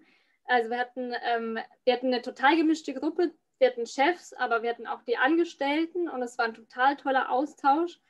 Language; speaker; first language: German; native; German